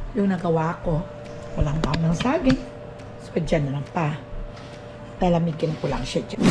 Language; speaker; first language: Filipino; non-native, local second language; Cebuano